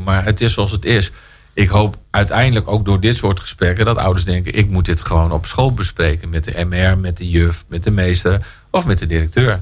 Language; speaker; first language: Dutch; native; Dutch